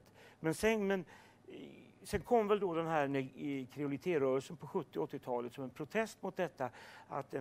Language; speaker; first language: Swedish; native; Swedish